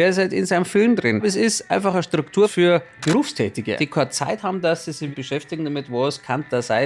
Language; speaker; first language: German; native; German